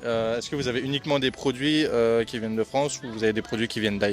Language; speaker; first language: French; native; French